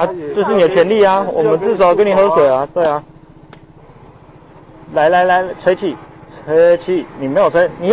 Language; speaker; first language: Chinese; native; Chinese